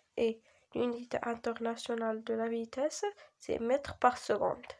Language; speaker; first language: French; non-native, local second language; Arabic